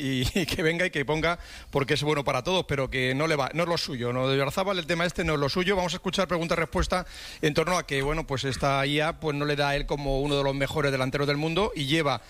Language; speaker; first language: Spanish; native; Spanish